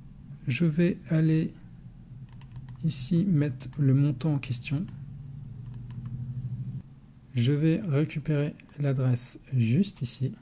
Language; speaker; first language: French; native; French